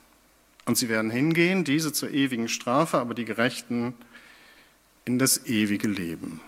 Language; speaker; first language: German; native; German